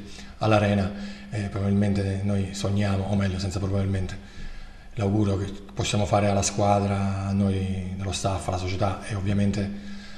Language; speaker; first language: Italian; native; Italian